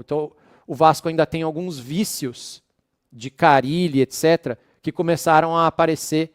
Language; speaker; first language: Portuguese; native; Portuguese